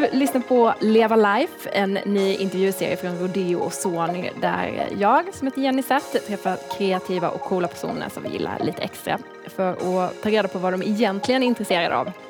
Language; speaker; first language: Swedish; native; Swedish